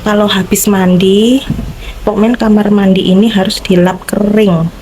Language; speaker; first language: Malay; non-native, local second language; Javanese